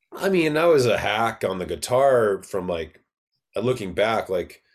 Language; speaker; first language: English; native; English